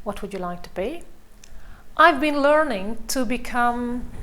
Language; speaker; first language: English; non-native, fluent; Hungarian